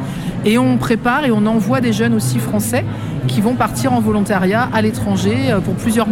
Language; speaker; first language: French; native; French